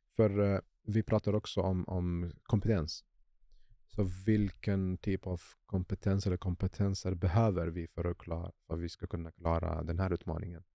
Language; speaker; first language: Swedish; non-native, fluent; Arabic